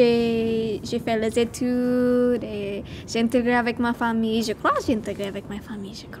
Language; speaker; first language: French; non-native, learner; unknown